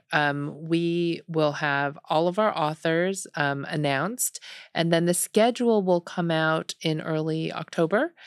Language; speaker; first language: English; early bilingual, other home language; Korean